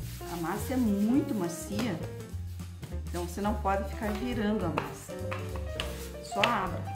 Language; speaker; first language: Portuguese; native; Portuguese